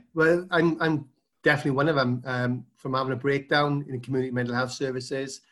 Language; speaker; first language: English; native; English